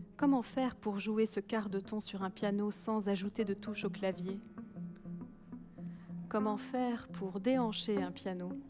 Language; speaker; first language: French; native; French